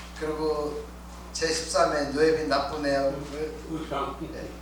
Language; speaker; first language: Korean; native; Korean